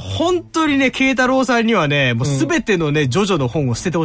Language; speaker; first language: Japanese; native; Japanese